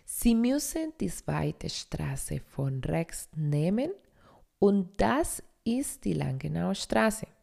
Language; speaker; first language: German; non-native, fluent; Spanish